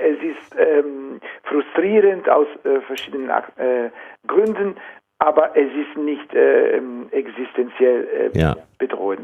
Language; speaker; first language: German; non-native, fluent; Italian